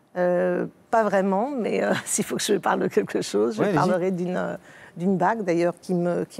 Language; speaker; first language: French; native; French